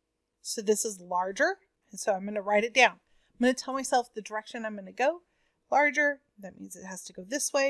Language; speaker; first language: English; native; English